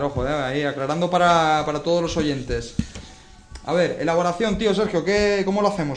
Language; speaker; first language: Spanish; native; Spanish